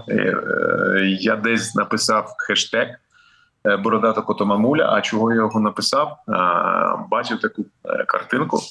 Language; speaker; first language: Ukrainian; non-native, local second language; Russian